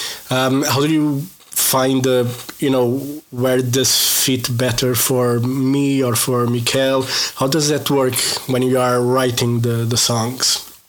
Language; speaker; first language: English; non-native, fluent; Portuguese